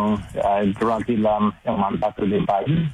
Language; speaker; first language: Spanish; non-native, learner; English